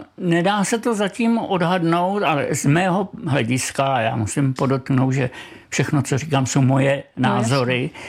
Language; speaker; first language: Czech; native; Czech